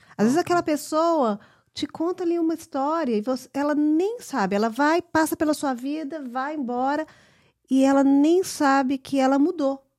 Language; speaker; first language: Portuguese; early bilingual, heritage; English